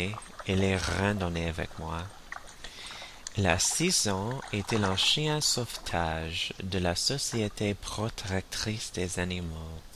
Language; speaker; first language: French; non-native, learner; English